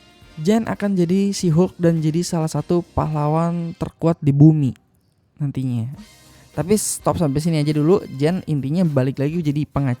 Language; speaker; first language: Indonesian; native; Indonesian